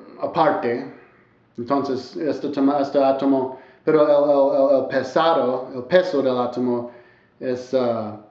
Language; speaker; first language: Spanish; non-native, learner; English